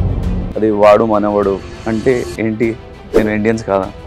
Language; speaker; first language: Telugu; non-native, learner; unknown